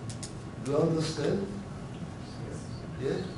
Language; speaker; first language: English; non-native, learner; Czech